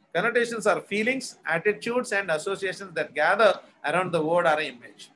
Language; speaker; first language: English; non-native, local second language; Telugu